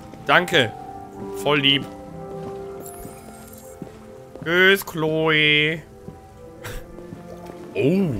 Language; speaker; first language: German; native; German